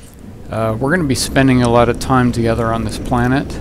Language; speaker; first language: English; native; English